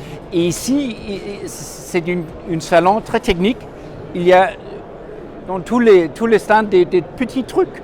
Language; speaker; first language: French; non-native, fluent; Danish